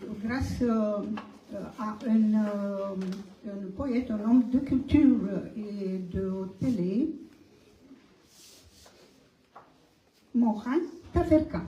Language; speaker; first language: French; non-native, fluent; Romanian